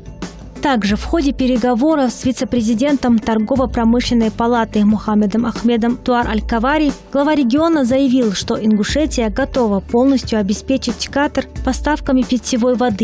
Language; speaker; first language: Russian; native; Russian